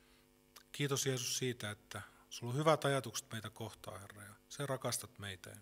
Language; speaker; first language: Finnish; native; Finnish